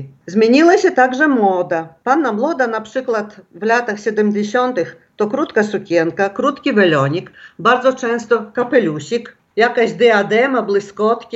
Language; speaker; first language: Polish; non-native, local second language; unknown